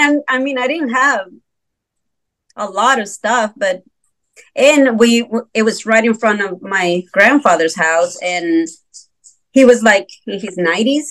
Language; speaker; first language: English; non-native, fluent; Spanish